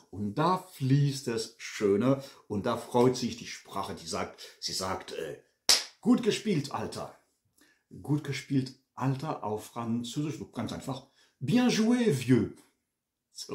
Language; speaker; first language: German; non-native, fluent; French